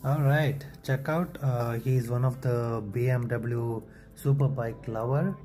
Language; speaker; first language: English; non-native, local second language; Kannada